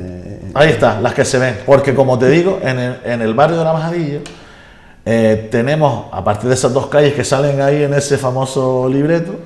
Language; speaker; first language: Spanish; native; Spanish